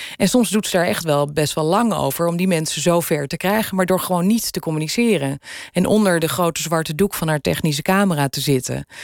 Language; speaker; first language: Dutch; native; Dutch